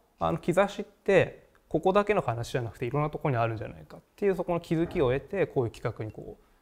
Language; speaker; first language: Japanese; native; Japanese